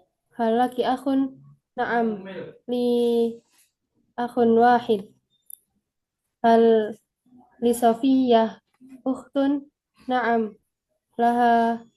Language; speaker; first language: Arabic; non-native, learner; Indonesian